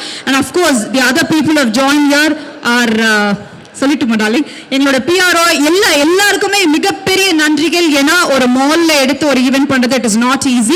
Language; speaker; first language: Tamil; native; Tamil